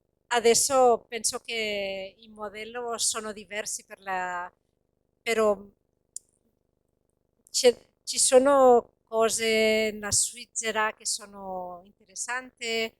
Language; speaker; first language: Italian; non-native, fluent; Catalan